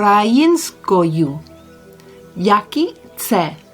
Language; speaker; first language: Ukrainian; non-native, learner; English